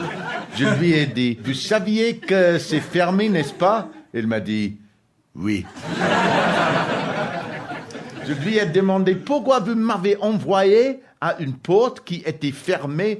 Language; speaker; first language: French; non-native, learner; English